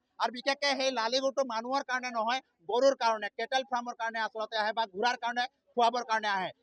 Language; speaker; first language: Assamese; non-native, local second language; Sadri